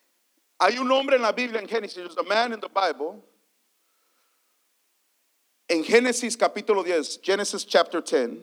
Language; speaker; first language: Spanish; early bilingual, heritage; Spanish